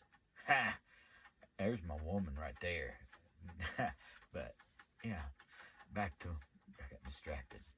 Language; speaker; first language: English; native; English